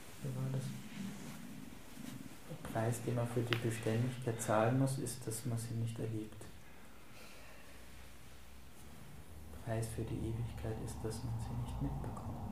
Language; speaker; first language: German; native; German